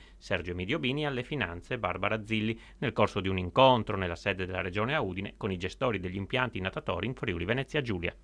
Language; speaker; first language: Italian; native; Italian